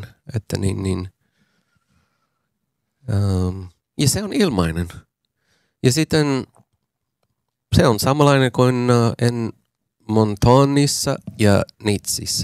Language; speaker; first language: Finnish; non-native, learner; English